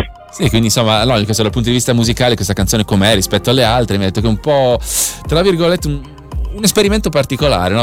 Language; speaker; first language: Italian; native; Italian